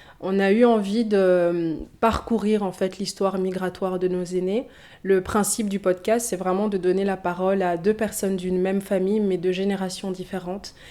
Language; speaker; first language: French; early bilingual, other home language; Swahili